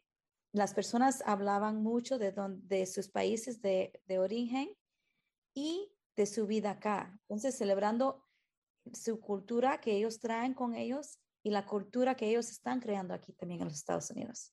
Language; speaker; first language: Spanish; early bilingual, heritage; Spanish